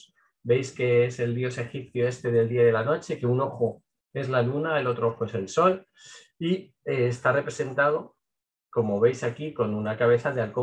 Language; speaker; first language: Spanish; native; Spanish